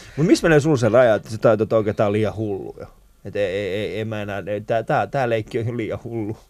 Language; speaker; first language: Finnish; early bilingual, other home language; Persian